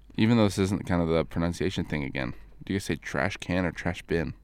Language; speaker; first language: English; native; English